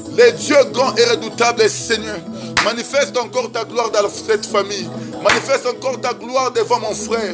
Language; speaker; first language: French; non-native, local second language; Lingala